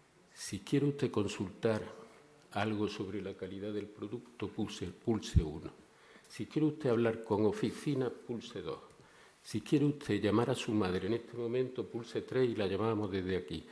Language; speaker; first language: Spanish; native; Spanish